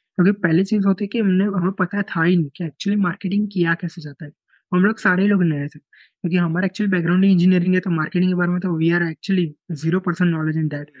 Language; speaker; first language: Hindi; non-native, local second language; Gujarati